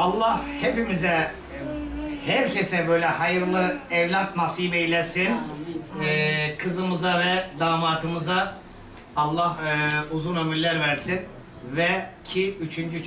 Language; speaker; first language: Turkish; native; Turkish